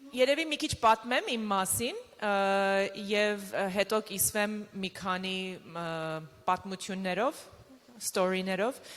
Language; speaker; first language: Armenian; early bilingual, other home language; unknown